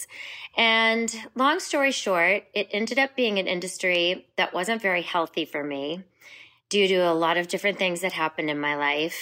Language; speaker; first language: English; native; English